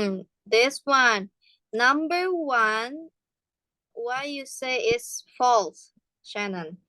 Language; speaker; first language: English; non-native, fluent; Indonesian